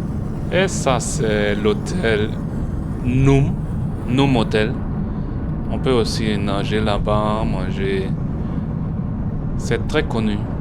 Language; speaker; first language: French; early bilingual, heritage; French